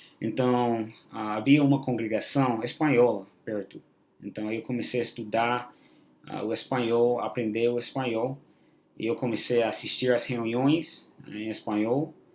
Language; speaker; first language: Portuguese; non-native, fluent; English